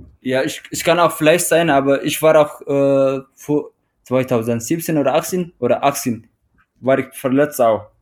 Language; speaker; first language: German; non-native, learner; Tigrinya